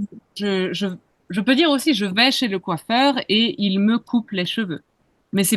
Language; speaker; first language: French; native; French